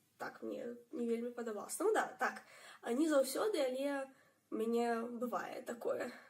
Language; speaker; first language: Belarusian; native; Belarusian